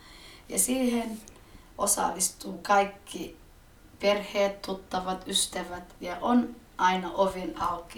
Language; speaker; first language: Finnish; early bilingual, other home language; Somali